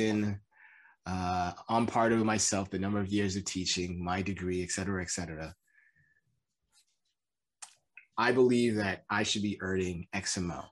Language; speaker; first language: English; native; English